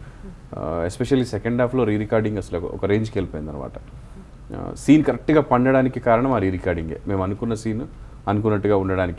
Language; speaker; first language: Telugu; native; Telugu